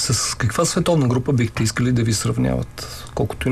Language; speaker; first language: Bulgarian; native; Bulgarian